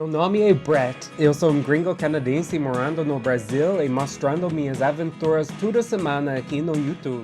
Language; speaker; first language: Portuguese; non-native, fluent; English